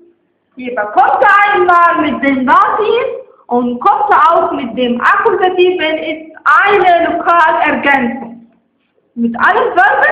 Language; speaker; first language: German; non-native, fluent; Arabic